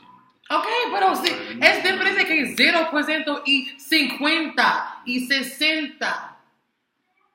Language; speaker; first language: Spanish; non-native, learner; English